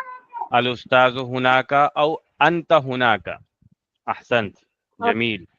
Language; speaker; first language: Arabic; non-native, fluent; Urdu